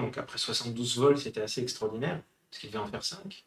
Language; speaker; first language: French; native; French